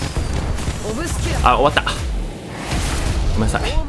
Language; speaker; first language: Japanese; native; Japanese